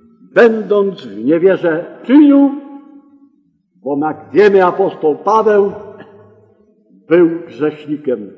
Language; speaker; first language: Polish; native; Polish